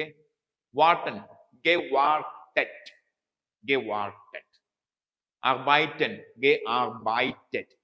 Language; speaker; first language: German; non-native, fluent; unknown